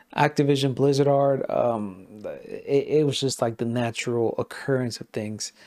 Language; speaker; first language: English; non-native, fluent; Spanish